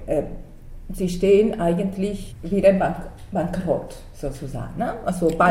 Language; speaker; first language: German; non-native, fluent; Spanish